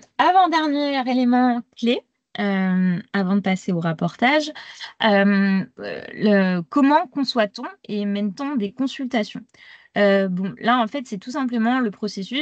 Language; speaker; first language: French; native; French